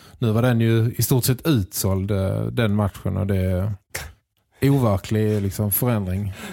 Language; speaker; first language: Swedish; native; Swedish